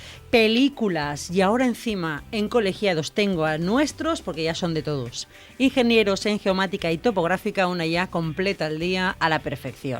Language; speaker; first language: Spanish; native; Spanish